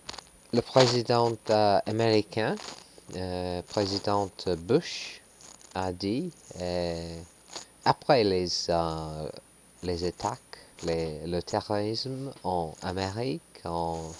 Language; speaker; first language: French; non-native, learner; English